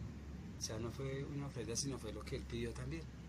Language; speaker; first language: Spanish; native; Spanish